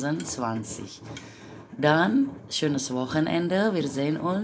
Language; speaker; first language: German; non-native, fluent; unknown